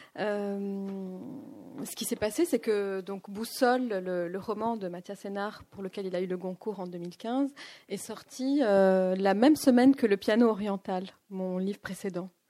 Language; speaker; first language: French; non-native, local second language; Arabic